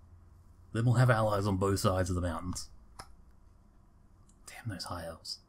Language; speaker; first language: English; native; English